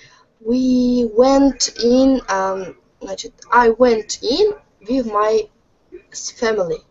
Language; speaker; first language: English; non-native, learner; Russian